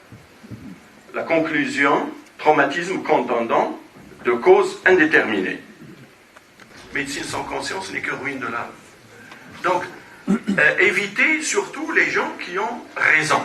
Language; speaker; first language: French; non-native, local second language; Arabic